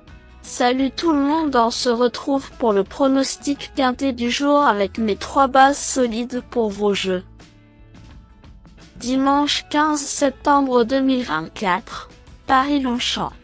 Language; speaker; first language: French; native; French